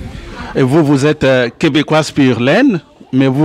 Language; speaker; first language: French; native; French